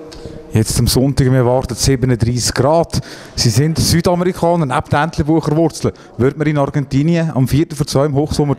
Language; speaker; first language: German; native; German